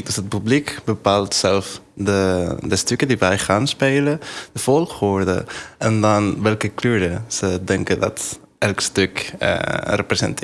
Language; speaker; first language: Dutch; non-native, fluent; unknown